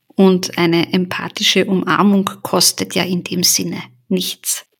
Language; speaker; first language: German; early bilingual, other home language; Bosnian